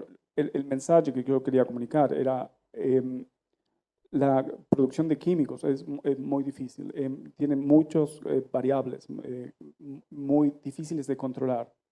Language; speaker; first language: Spanish; non-native, learner; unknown